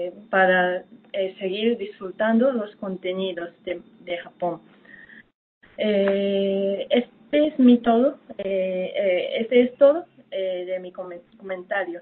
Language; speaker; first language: Spanish; non-native, fluent; Japanese